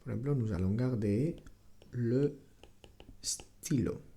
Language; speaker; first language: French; non-native, fluent; Spanish